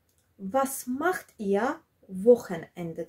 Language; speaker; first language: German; non-native, fluent; Georgian